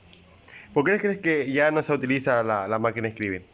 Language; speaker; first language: Spanish; native; Spanish